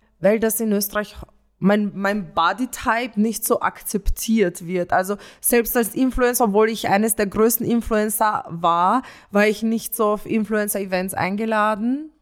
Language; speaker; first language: German; early bilingual, other home language; Romanian